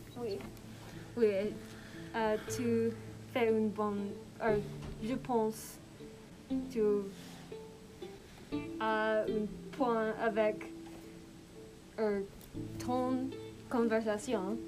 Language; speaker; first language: French; non-native, learner; English